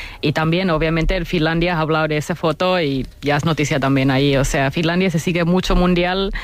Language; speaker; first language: Spanish; non-native, fluent; Finnish